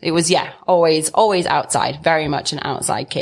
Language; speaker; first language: English; native; English